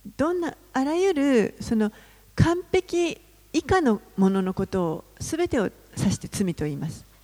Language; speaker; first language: Japanese; non-native, fluent; English